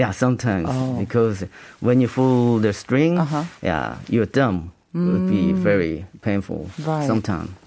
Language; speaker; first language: English; non-native, learner; Korean